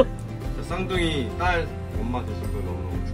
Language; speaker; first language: Korean; native; Korean